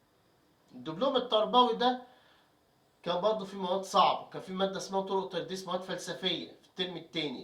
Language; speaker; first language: Arabic; native; Arabic